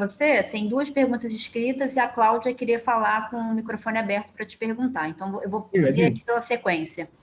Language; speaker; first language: Portuguese; native; Portuguese